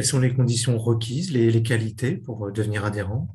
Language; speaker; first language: French; native; French